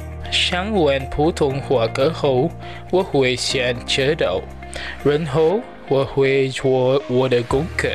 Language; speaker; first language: Chinese; non-native, learner; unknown